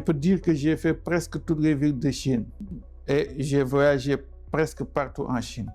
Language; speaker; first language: French; non-native, local second language; Wolof